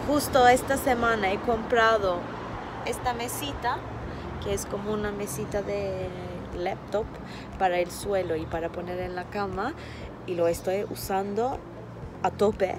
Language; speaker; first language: Spanish; non-native, fluent; Turkish